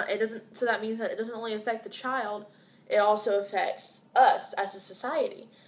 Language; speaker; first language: English; native; English